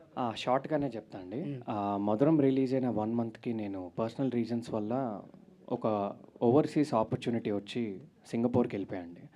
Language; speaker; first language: Telugu; native; Telugu